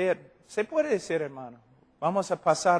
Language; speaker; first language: Spanish; non-native, fluent; English